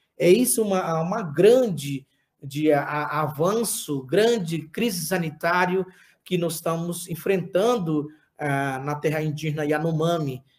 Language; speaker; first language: Portuguese; non-native, local second language; Yanomámi